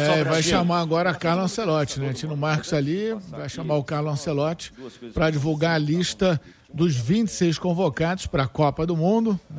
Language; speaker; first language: Portuguese; native; Portuguese